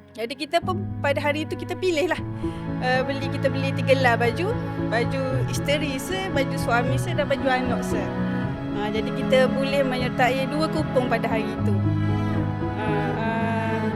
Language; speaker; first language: Malay; native; Malay